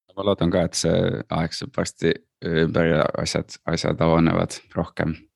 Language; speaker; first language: Estonian; native; Estonian